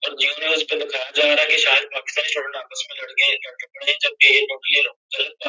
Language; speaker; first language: Urdu; native; Urdu